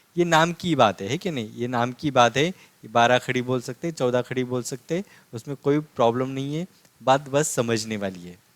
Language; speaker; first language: Hindi; non-native, local second language; Marathi